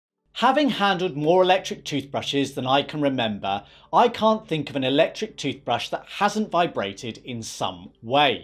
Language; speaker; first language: English; native; English